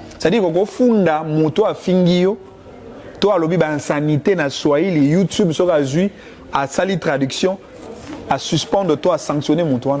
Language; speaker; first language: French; non-native, local second language; Lingala